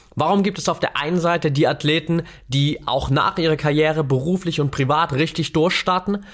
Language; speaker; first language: German; native; German